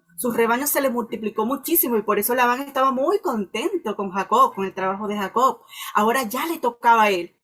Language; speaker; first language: Spanish; native; Spanish